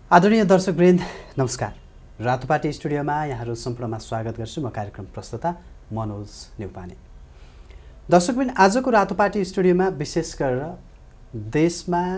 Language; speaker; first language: Nepali; native; Nepali